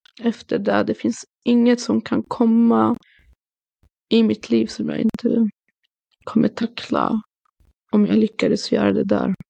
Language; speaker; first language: Swedish; early bilingual, other home language; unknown